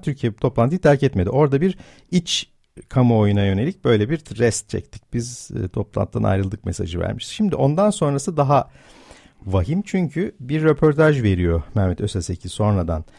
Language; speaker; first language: Turkish; native; Turkish